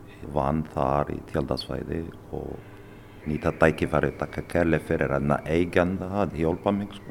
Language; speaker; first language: Icelandic; non-native, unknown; Arabic